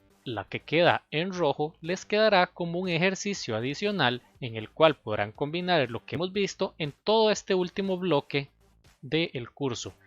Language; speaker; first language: Spanish; native; Spanish